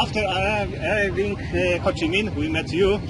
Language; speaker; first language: English; non-native, learner; Polish